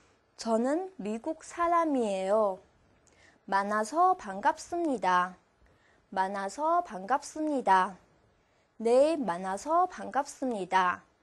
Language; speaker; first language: Korean; non-native, fluent; Chinese